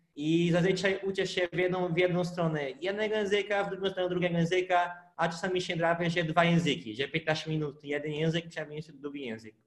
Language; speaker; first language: Polish; non-native, fluent; Portuguese